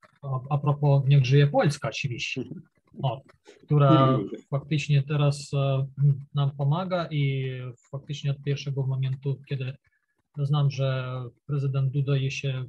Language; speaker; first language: Polish; non-native, learner; Ukrainian